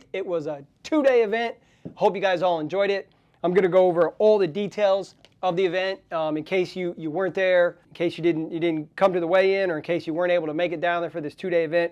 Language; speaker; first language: English; native; English